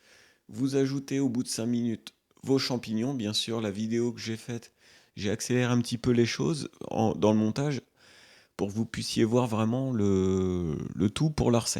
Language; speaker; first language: French; native; French